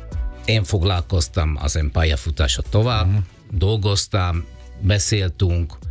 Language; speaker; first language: Hungarian; non-native, fluent; Italian